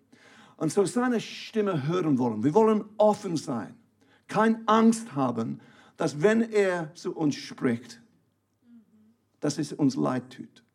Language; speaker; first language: German; non-native, fluent; English